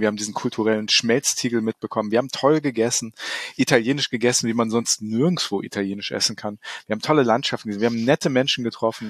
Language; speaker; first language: German; native; German